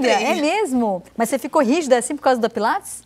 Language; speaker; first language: Portuguese; native; Portuguese